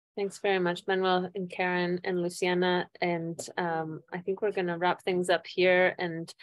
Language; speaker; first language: English; native; English